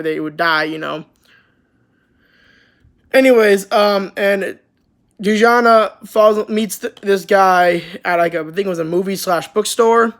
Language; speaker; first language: English; native; English